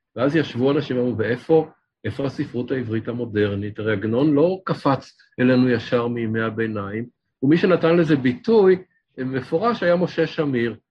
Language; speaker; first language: Hebrew; native; Hebrew